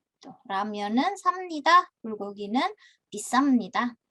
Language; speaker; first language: Korean; non-native, fluent; Indonesian